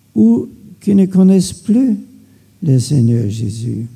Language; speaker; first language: French; non-native, fluent; German